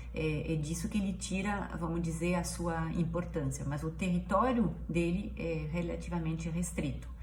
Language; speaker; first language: Portuguese; non-native, fluent; French